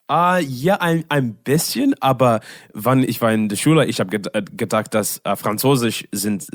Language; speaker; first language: German; non-native, learner; English